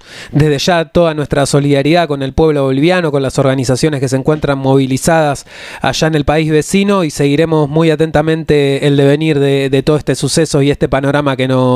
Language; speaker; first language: Spanish; native; Spanish